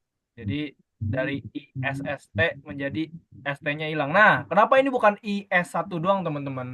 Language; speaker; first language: Indonesian; native; Indonesian